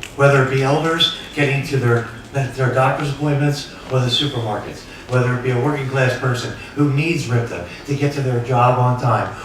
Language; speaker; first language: English; native; English